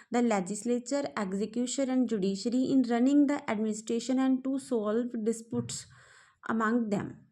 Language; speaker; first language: English; non-native, local second language; Punjabi